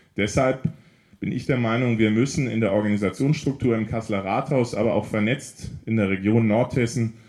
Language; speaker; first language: German; native; German